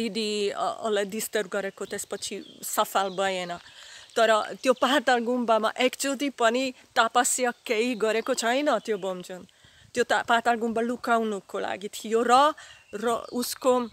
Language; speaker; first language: Nepali; non-native, fluent; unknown